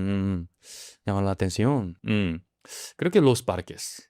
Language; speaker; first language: Spanish; non-native, learner; Korean